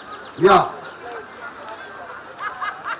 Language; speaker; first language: German; non-native, learner; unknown